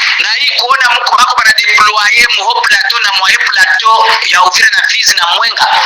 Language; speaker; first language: Swahili; native; Swahili